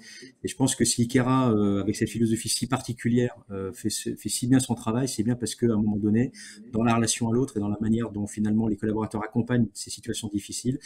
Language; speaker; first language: French; native; French